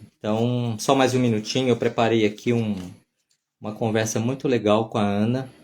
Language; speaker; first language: Portuguese; native; Portuguese